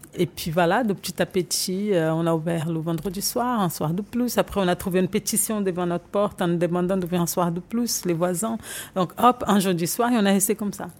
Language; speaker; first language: French; non-native, fluent; Portuguese